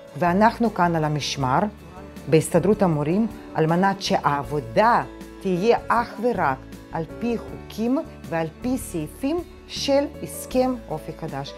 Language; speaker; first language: Hebrew; non-native, fluent; Russian